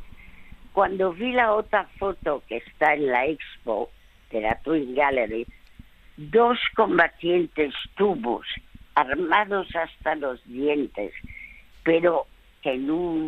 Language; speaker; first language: Spanish; early bilingual, other home language; French